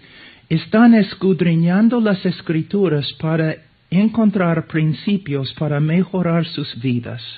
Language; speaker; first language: Spanish; non-native, fluent; English